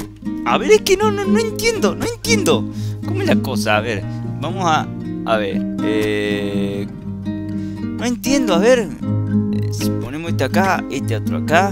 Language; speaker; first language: Spanish; native; Spanish